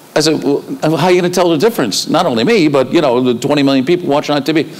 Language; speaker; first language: English; native; English